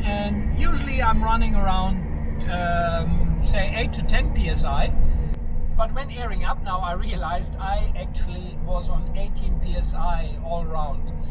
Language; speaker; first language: English; native; English